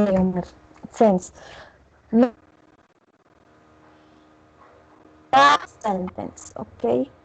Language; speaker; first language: English; non-native, learner; Spanish